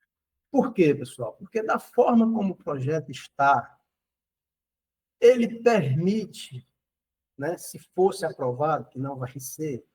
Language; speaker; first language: Portuguese; native; Portuguese